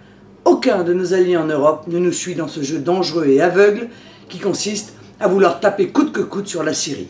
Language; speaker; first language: French; native; French